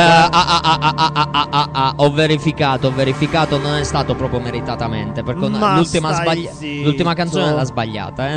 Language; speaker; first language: Italian; native; Italian